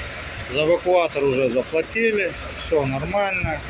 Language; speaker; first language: Russian; native; Russian